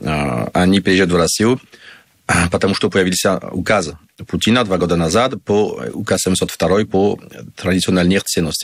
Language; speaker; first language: Russian; non-native, learner; French